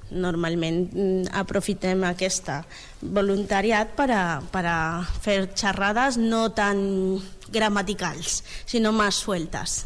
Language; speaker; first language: Catalan; non-native, learner; Spanish